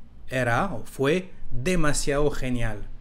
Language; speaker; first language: Spanish; non-native, fluent; French